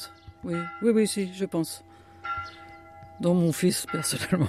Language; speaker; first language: French; native; French